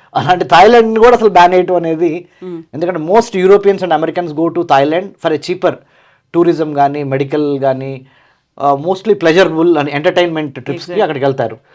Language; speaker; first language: Telugu; native; Telugu